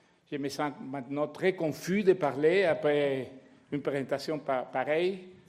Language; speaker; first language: French; non-native, fluent; Spanish